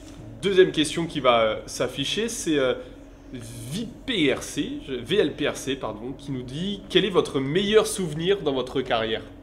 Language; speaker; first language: French; native; French